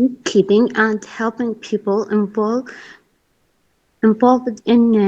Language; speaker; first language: English; non-native, learner; Arabic